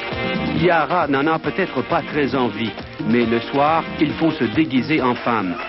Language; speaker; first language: French; native; French